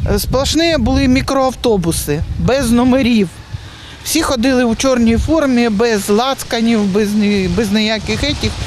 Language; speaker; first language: Ukrainian; native; Ukrainian